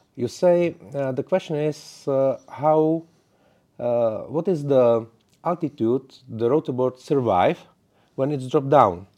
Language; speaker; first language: English; non-native, learner; Czech